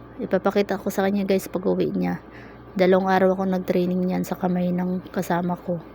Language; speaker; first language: Filipino; non-native, local second language; Cebuano